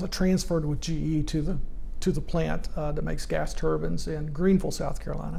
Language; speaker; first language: English; native; English